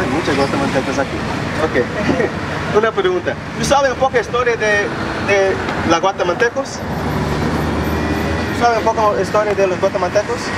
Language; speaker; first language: Spanish; non-native, fluent; English